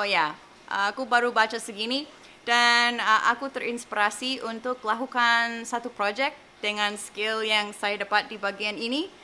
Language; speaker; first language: Indonesian; non-native, fluent; English